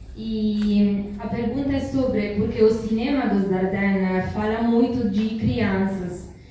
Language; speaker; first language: Portuguese; non-native, learner; Italian